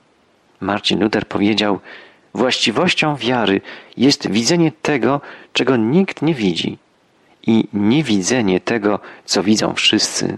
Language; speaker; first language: Polish; native; Polish